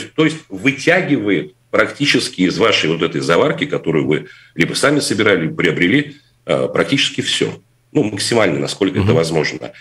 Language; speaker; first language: Russian; native; Russian